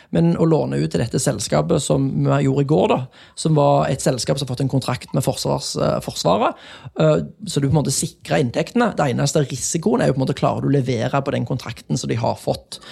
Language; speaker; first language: Norwegian; native; Norwegian